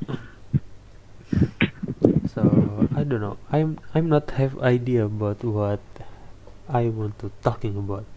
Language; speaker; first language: English; non-native, learner; Indonesian